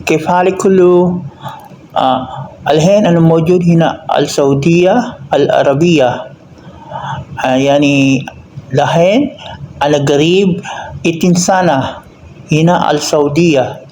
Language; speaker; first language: Arabic; non-native, learner; Filipino